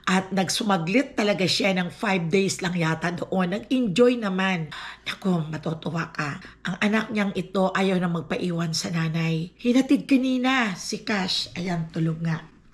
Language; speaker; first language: Filipino; non-native, local second language; Aklanon